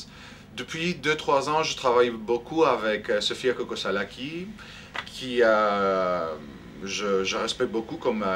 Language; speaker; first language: French; non-native, fluent; Greek